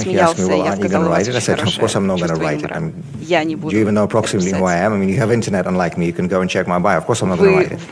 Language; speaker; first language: English; non-native, fluent; Russian